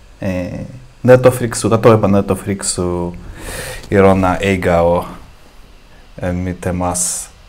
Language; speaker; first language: Japanese; non-native, learner; Russian